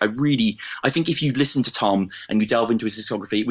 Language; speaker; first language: English; native; English